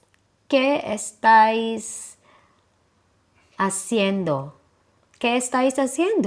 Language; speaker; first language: Spanish; non-native, learner; Filipino